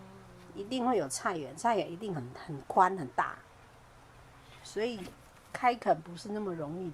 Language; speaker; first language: Chinese; native; Chinese